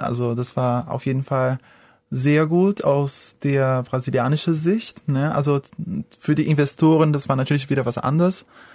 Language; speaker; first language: German; non-native, fluent; Portuguese